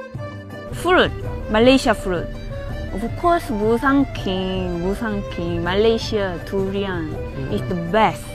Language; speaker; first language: English; non-native, learner; Korean